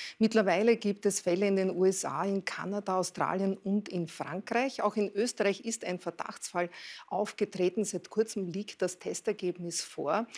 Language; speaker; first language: German; native; German